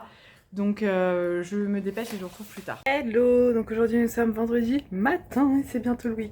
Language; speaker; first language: French; native; French